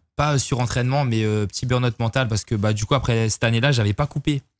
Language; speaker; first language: French; native; French